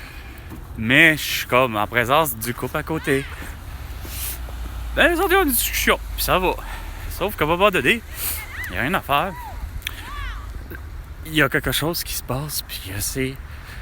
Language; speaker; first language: French; native; French